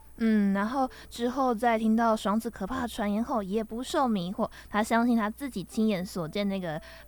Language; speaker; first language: Chinese; native; Chinese